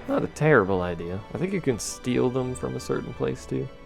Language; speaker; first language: English; native; English